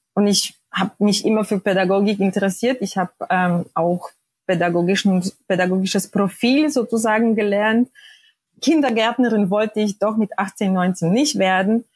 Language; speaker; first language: German; non-native, fluent; Polish